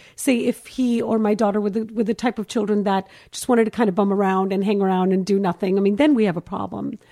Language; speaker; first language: English; early bilingual, heritage; Hindi